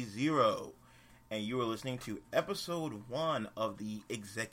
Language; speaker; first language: English; native; English